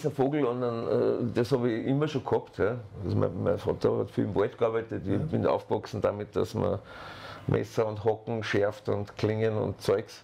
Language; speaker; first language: German; native; German